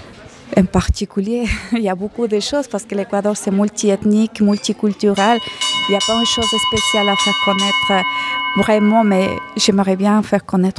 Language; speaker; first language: French; non-native, fluent; Spanish